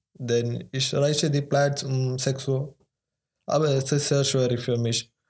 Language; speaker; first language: German; non-native, learner; Malayalam